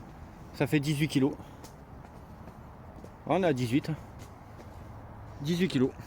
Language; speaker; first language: French; native; French